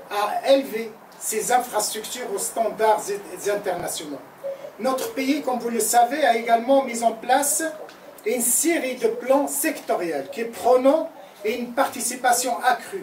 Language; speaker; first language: French; non-native, local second language; Arabic